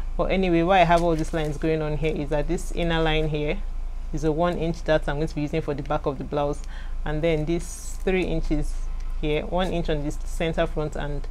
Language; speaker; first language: English; non-native, local second language; Igbo